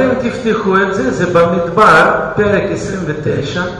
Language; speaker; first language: Hebrew; non-native, fluent; Russian